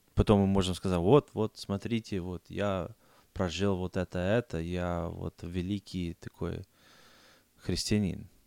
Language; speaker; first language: Russian; non-native, fluent; English